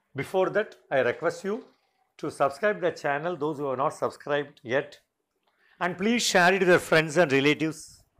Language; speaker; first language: English; non-native, local second language; Tamil